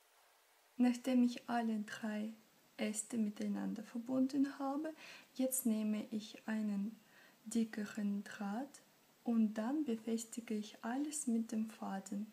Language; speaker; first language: German; non-native, fluent; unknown